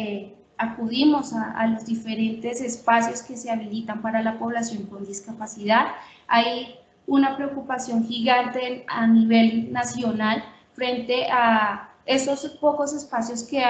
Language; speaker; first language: Spanish; native; Spanish